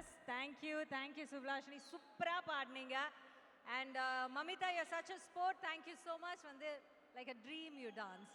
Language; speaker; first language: Tamil; native; Tamil